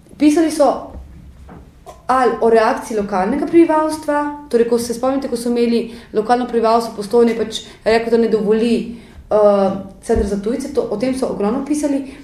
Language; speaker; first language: Slovenian; native; Slovenian